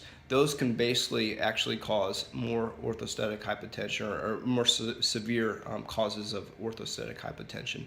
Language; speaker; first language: English; native; English